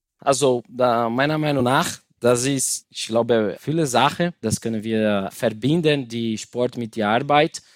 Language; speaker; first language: German; non-native, learner; Portuguese